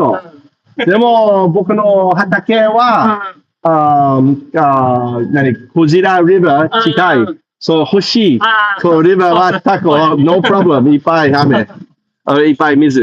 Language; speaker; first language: Japanese; non-native, learner; English